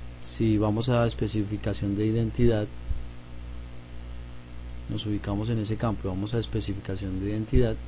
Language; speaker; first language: Spanish; native; Spanish